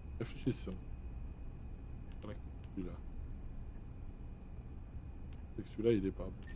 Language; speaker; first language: French; native; French